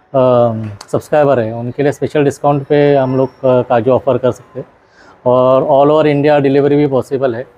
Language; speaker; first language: Hindi; non-native, local second language; Marathi